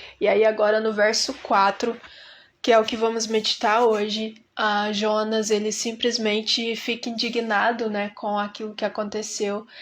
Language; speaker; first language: Portuguese; native; Portuguese